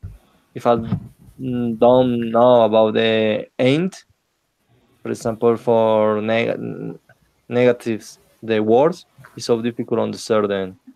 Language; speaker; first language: English; non-native, learner; Spanish